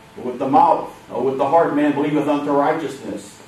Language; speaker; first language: English; native; English